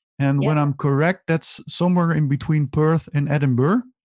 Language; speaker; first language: English; non-native, fluent; Dutch